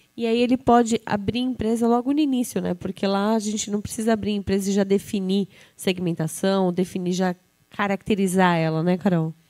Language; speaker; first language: Portuguese; native; Portuguese